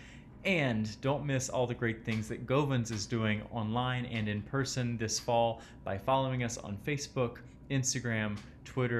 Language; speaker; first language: English; native; English